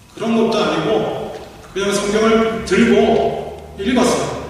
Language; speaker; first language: Korean; native; Korean